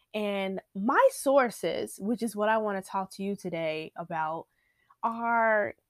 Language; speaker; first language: English; native; English